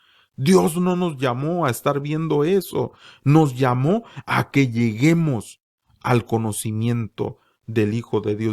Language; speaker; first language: Spanish; native; Spanish